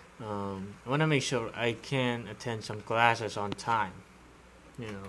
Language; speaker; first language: English; non-native, local second language; Filipino